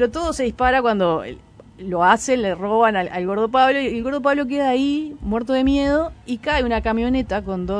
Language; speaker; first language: Spanish; native; Spanish